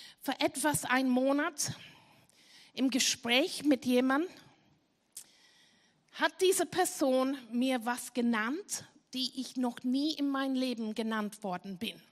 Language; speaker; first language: German; non-native, fluent; English